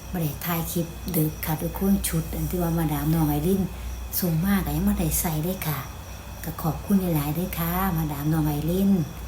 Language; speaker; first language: Thai; native; Thai